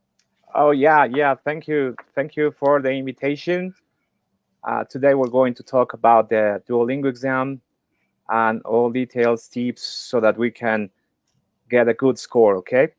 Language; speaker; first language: English; non-native, fluent; Spanish